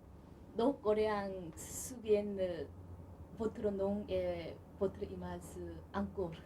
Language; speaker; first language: French; non-native, learner; Korean